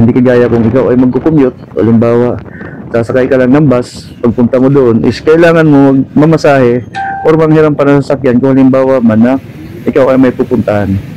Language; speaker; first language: Filipino; non-native, local second language; Waray